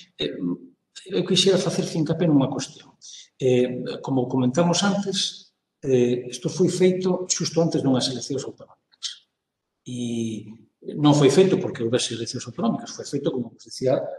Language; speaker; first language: Galician; non-native, local second language; Spanish